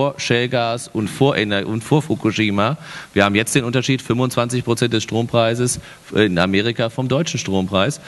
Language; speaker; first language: German; native; German